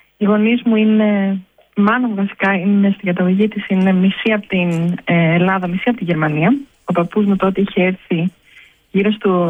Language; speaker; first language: Greek; early bilingual, heritage; Greek